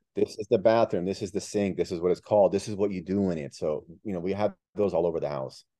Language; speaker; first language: English; early bilingual, other home language; Spanish